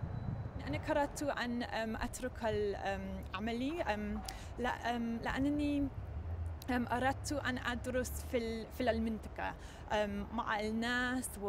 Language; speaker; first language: Arabic; non-native, learner; English